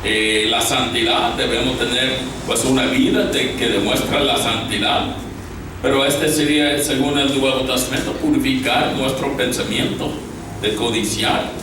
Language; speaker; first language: Spanish; non-native, fluent; English